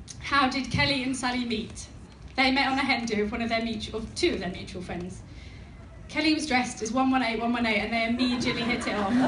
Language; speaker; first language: English; native; English